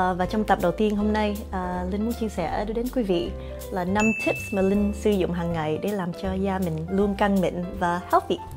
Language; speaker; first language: Vietnamese; early bilingual, heritage; Vietnamese